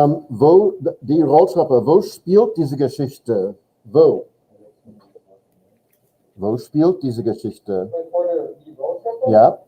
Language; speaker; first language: German; non-native, fluent; English